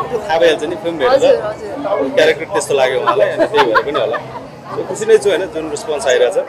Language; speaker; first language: Nepali; native; Nepali